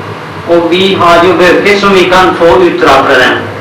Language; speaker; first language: Norwegian; non-native, fluent; Urdu